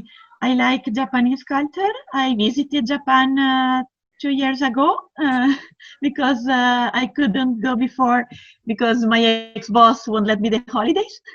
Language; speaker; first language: English; non-native, fluent; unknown